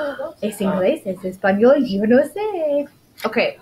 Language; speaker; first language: Spanish; non-native, learner; English